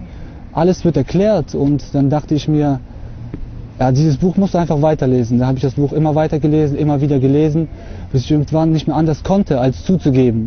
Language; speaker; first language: German; early bilingual, other home language; Russian